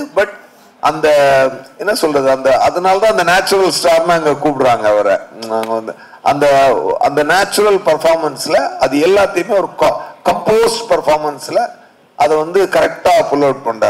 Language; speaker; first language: Tamil; native; Tamil